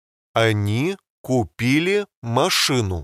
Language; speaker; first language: Russian; non-native, learner; English